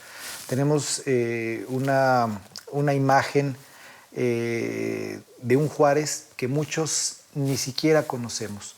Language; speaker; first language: Spanish; native; Spanish